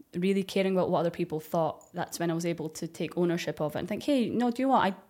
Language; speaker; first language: English; native; English